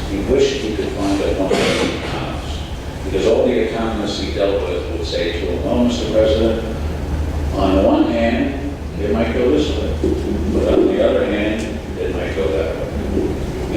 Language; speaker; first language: English; native; English